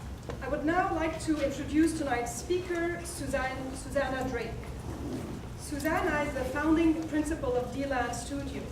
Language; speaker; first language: English; native; English